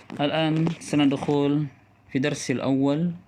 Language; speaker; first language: Arabic; non-native, fluent; Indonesian